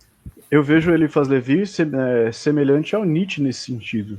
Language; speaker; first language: Portuguese; native; Portuguese